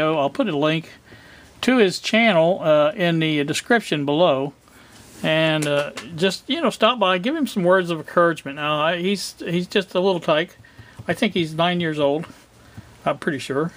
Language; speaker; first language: English; native; English